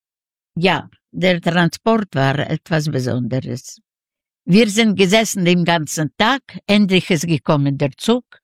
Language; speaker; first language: German; non-native, learner; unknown